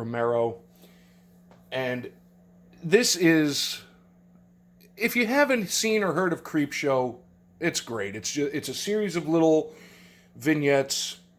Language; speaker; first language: English; native; English